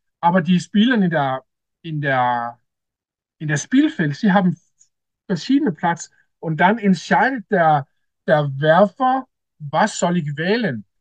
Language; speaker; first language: German; non-native, learner; Danish